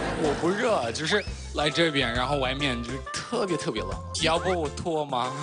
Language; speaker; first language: Chinese; non-native, fluent; Russian